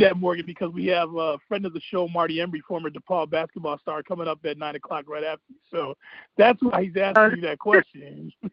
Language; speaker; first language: English; native; English